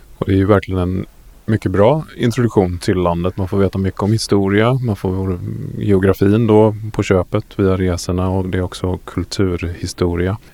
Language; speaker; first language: Swedish; native; Swedish